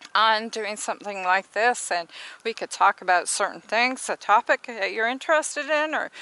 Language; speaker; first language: English; native; English